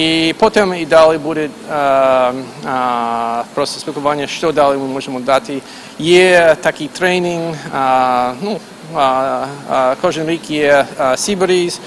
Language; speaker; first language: Ukrainian; non-native, fluent; English